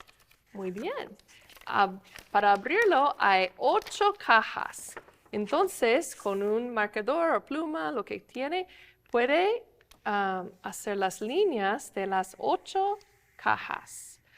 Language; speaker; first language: Spanish; non-native, fluent; English